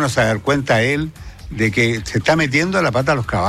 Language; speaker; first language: Spanish; native; Spanish